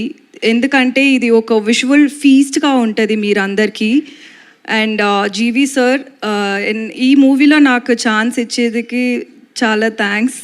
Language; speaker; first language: Telugu; non-native, learner; Tamil